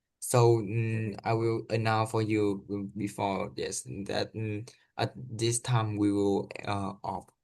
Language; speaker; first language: English; non-native, learner; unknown